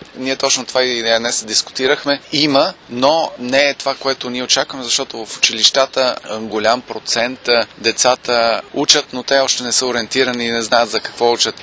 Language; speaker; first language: Bulgarian; non-native, fluent; German